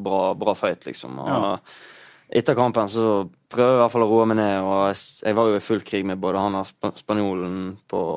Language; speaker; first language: Norwegian; native; Norwegian